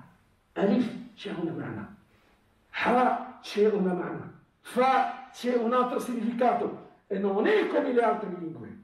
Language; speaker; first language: Italian; non-native, fluent; Arabic